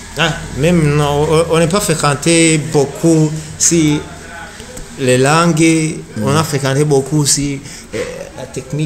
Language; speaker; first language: French; non-native, learner; Rundi